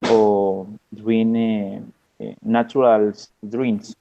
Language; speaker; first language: English; non-native, learner; Spanish